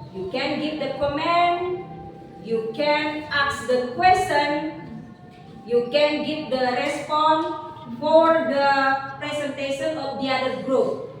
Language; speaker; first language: English; non-native, learner; Indonesian